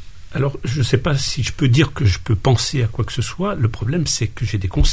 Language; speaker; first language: French; native; French